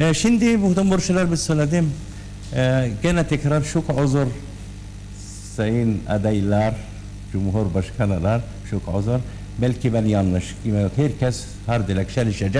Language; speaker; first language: Turkish; non-native, learner; Arabic